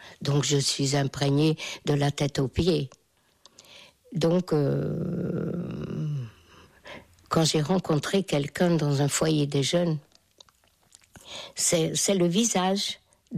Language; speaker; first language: French; non-native, fluent; Hungarian